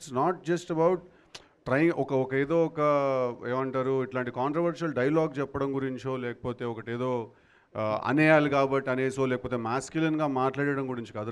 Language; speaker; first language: Telugu; native; Telugu